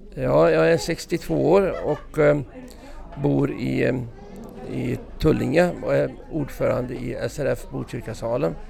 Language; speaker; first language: Swedish; native; Swedish